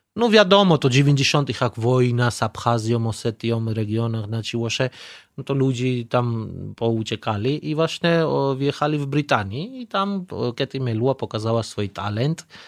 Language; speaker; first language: Polish; non-native, learner; Georgian